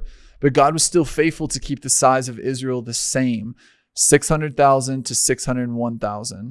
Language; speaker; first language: English; native; English